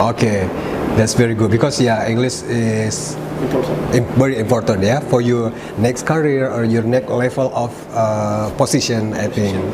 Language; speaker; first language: English; non-native, learner; Indonesian